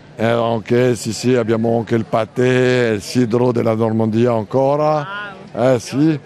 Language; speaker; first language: Italian; non-native, learner; French